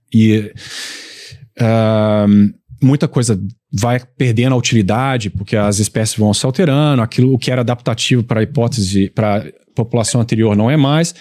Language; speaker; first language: Portuguese; native; Portuguese